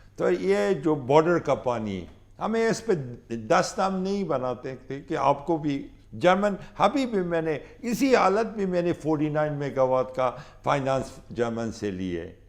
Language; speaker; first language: Urdu; non-native, fluent; Pashto